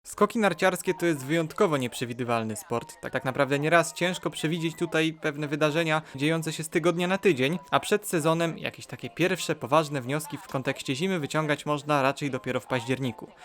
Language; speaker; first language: Polish; native; Polish